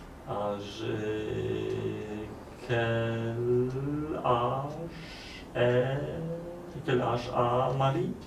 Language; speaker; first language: French; non-native, learner; Polish